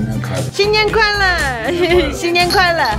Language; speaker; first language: Chinese; non-native, learner; Armenian